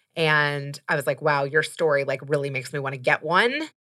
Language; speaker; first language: English; native; English